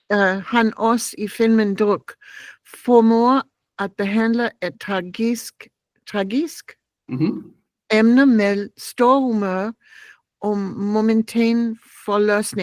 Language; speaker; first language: Danish; non-native, learner; English